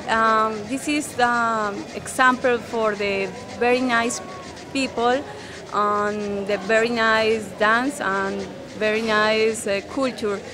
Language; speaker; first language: English; non-native, learner; Spanish